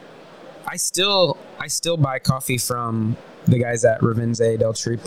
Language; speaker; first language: English; native; English